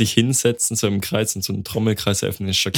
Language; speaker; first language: German; native; German